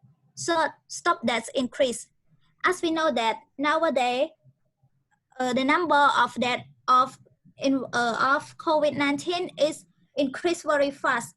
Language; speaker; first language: English; non-native, learner; Khmer